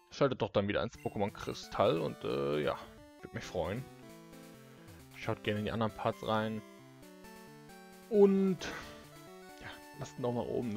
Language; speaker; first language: German; native; German